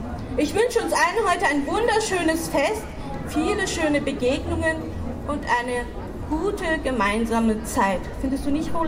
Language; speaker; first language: German; early bilingual, other home language; Turkish